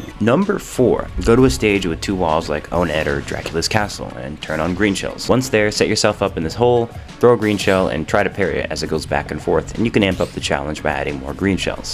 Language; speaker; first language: English; native; English